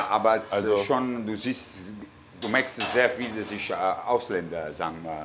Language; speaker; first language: German; non-native, fluent; Italian